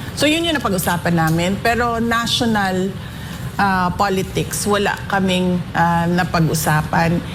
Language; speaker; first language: Filipino; non-native, local second language; Cebuano